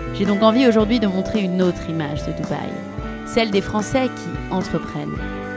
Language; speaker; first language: French; native; French